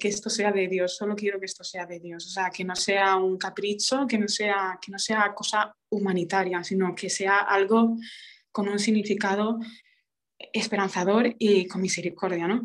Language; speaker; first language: Spanish; early bilingual, other home language; Romanian